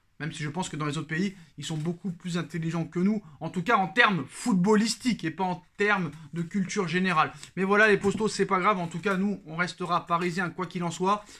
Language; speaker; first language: French; native; French